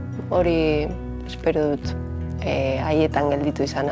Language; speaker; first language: Basque; native; Basque